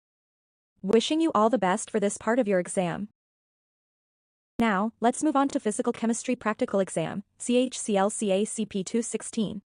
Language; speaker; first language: English; non-native, local second language; Malayalam